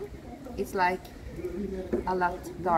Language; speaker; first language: English; non-native, fluent; Norwegian